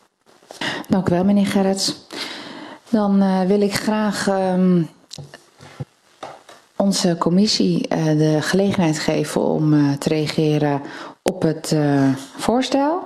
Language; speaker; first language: Dutch; native; Dutch